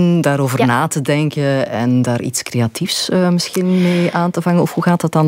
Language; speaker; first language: Dutch; native; Dutch